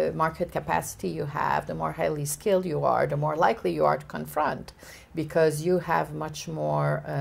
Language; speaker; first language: English; native; English